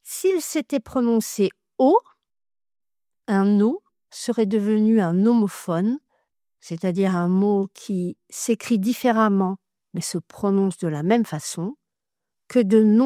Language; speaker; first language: French; native; French